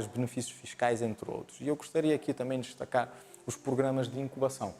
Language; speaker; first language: Portuguese; non-native, local second language; Kabuverdianu